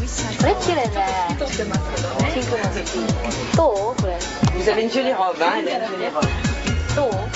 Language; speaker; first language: Japanese; non-native, learner; Chinese